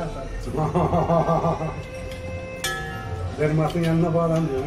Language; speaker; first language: Korean; non-native, learner; Turkish